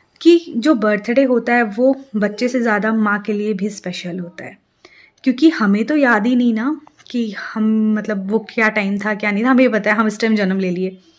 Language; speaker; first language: Hindi; native; Hindi